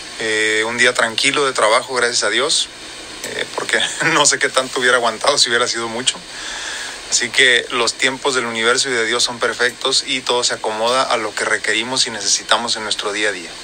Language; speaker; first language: Spanish; native; Spanish